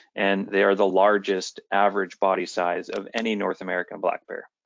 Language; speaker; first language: English; native; English